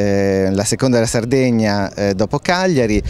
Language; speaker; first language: Italian; native; Italian